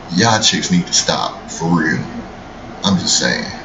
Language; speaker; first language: English; native; English